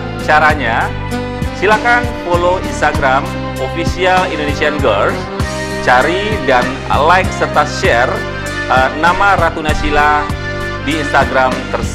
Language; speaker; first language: Indonesian; native; Indonesian